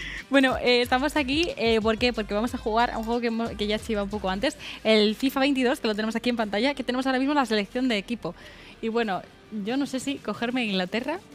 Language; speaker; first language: Spanish; native; Spanish